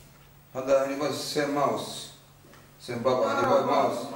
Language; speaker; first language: Arabic; native; Arabic